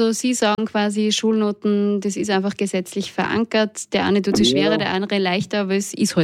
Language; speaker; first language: German; native; German